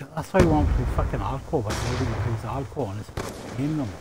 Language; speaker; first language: English; native; English